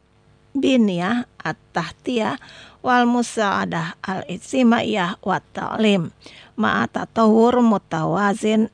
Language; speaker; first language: Arabic; non-native, fluent; Indonesian